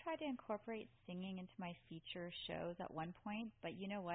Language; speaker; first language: English; native; English